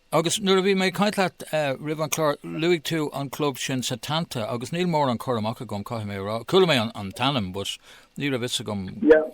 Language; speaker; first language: Irish; non-native, local second language; English